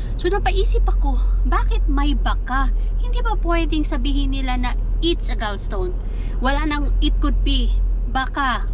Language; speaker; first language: Filipino; native; Filipino